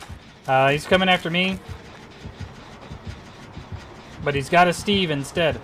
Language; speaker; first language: English; native; English